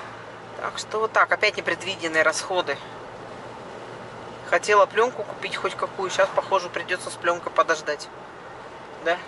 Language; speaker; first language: Russian; native; Russian